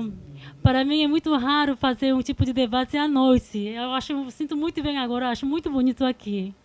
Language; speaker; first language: Portuguese; non-native, fluent; Korean